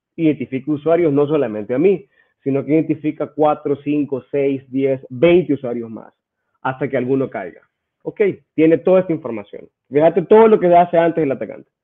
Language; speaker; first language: Spanish; native; Spanish